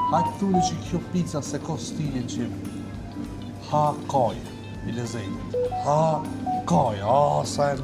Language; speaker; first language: Albanian; native; Albanian